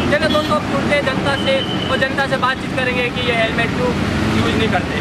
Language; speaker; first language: Hindi; native; Hindi